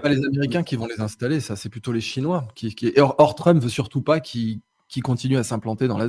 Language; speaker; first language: French; native; French